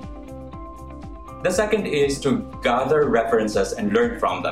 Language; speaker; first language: English; non-native, local second language; Filipino